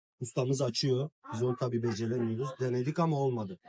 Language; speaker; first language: Turkish; non-native, fluent; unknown